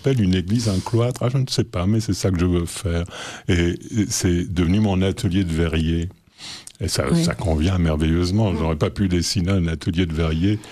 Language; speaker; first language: French; native; French